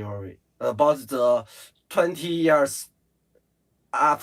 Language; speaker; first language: English; non-native, learner; Chinese